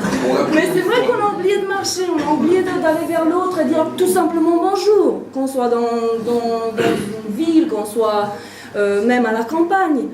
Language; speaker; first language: French; native; French